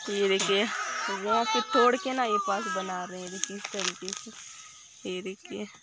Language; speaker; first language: Hindi; native; Hindi